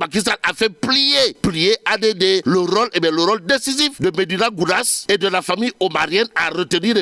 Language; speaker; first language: French; non-native, local second language; Wolof